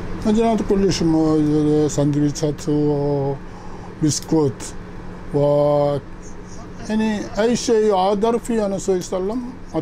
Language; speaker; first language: Arabic; non-native, learner; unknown